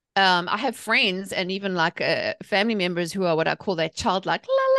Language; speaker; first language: English; native; English